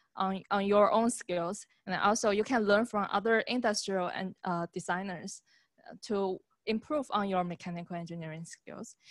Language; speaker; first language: English; non-native, fluent; Chinese